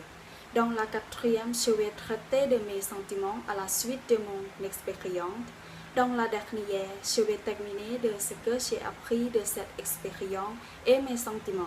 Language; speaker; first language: French; non-native, learner; Thai